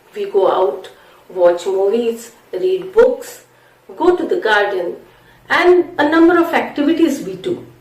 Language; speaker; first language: English; non-native, local second language; Marathi